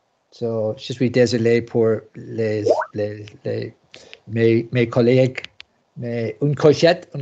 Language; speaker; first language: French; non-native, learner; English